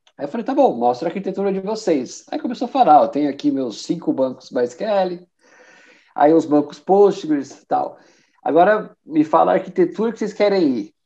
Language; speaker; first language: Portuguese; native; Portuguese